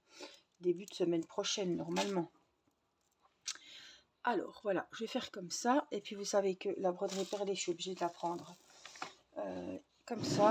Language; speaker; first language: French; native; French